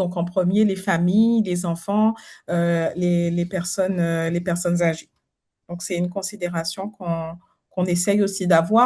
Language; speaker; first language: French; native; French